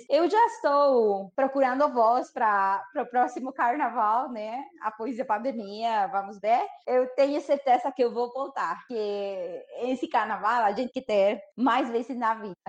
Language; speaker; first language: Portuguese; non-native, fluent; Spanish